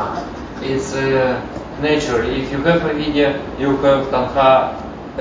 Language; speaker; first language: English; non-native, learner; Russian